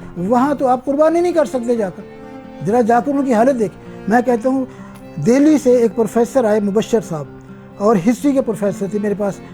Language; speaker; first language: Urdu; non-native, local second language; Punjabi